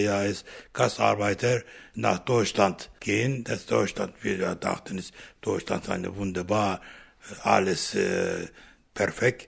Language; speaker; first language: German; non-native, learner; Turkish